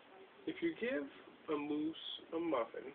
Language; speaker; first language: English; native; English